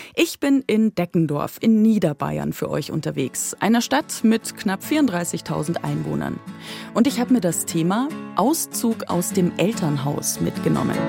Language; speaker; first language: German; native; German